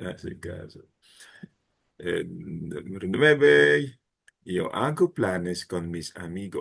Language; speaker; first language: Spanish; non-native, learner; Filipino